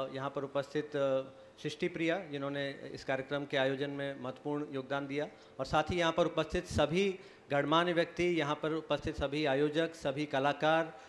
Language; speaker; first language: Hindi; native; Hindi